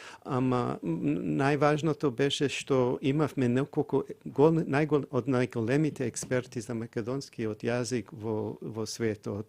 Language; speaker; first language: Macedonian; non-native, fluent; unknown